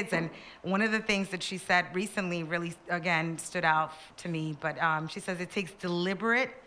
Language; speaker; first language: English; early bilingual, other home language; Spanish